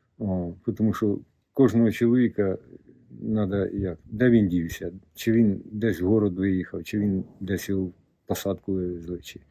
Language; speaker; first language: Ukrainian; native; Ukrainian